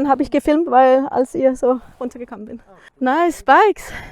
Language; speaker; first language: German; non-native, learner; Danish